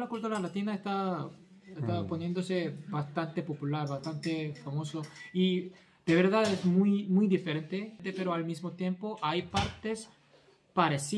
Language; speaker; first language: Spanish; non-native, fluent; Korean